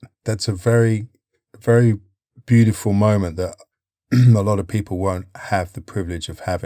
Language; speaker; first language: English; native; English